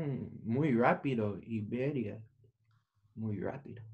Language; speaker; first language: Spanish; non-native, learner; English